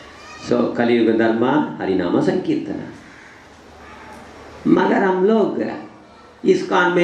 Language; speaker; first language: Hindi; non-native, learner; English